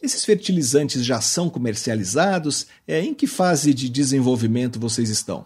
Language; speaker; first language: Portuguese; native; Portuguese